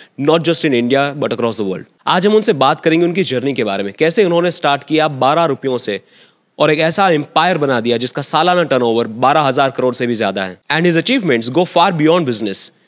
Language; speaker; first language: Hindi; non-native, local second language; Gujarati